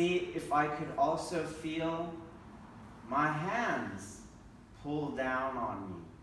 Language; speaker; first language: English; native; English